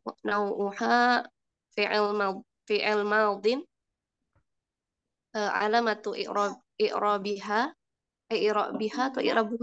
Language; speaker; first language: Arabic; non-native, learner; Indonesian